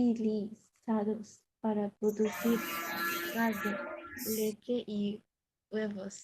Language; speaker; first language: Spanish; non-native, learner; Bangla